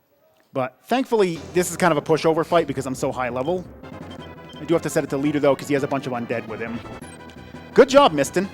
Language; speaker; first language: English; native; English